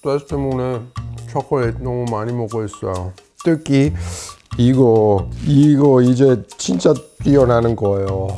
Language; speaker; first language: Korean; non-native, fluent; Italian